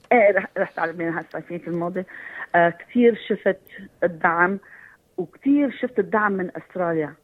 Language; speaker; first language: Arabic; early bilingual, heritage; Arabic